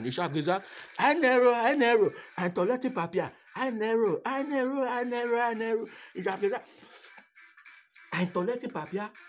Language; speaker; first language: German; non-native, learner; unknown